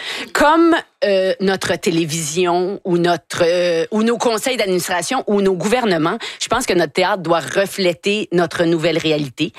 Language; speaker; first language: French; native; French